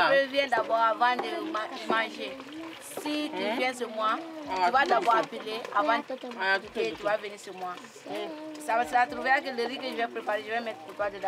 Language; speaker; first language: French; non-native, local second language; Mandingo